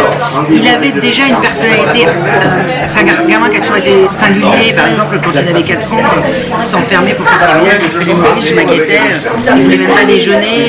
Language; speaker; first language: French; native; French